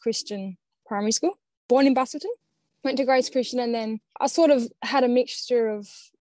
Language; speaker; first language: English; native; English